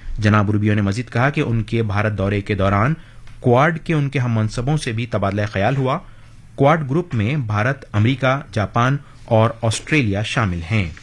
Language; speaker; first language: Urdu; native; Urdu